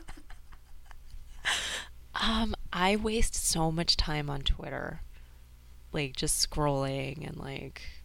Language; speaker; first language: English; native; English